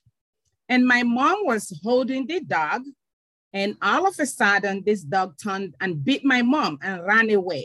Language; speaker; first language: English; non-native, local second language; Igbo